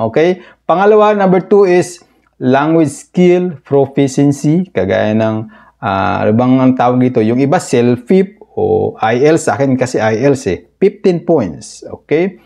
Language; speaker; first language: Filipino; native; Filipino